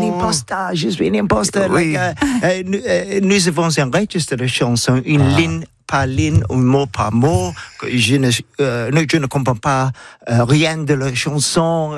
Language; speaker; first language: French; non-native, learner; English